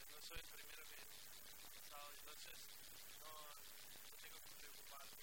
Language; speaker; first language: Spanish; non-native, learner; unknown